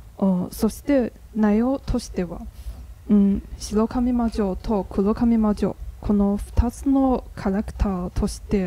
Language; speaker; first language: Japanese; non-native, learner; Chinese